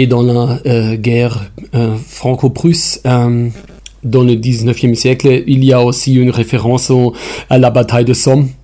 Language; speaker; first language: French; non-native, fluent; German